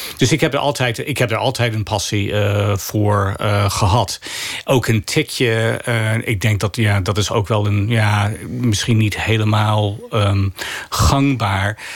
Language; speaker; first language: Dutch; non-native, fluent; English